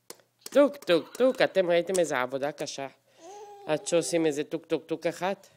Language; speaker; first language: Hebrew; native; Hebrew